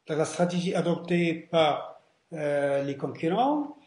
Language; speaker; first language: French; non-native, local second language; Arabic